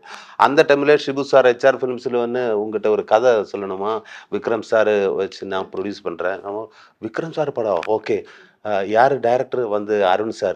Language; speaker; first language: Tamil; non-native, learner; Malayalam